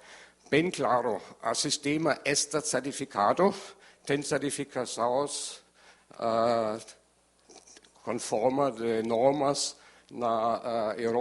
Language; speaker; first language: Portuguese; non-native, learner; German